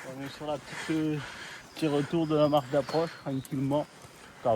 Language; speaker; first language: French; native; French